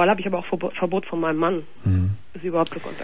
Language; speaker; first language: German; native; German